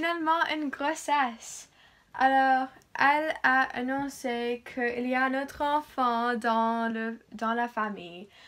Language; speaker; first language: French; non-native, learner; English